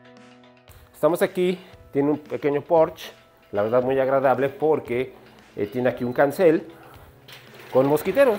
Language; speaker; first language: Spanish; native; Spanish